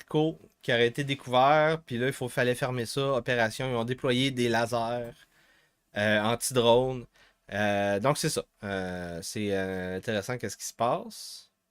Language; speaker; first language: French; native; French